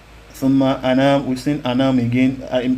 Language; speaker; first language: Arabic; non-native, fluent; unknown